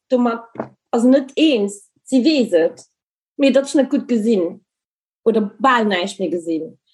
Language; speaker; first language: Luxembourgish; early bilingual, other home language; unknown